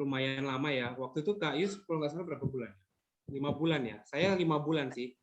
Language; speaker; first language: Indonesian; native; Indonesian